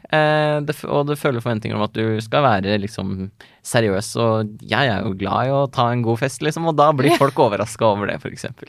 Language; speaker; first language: Norwegian; native; Norwegian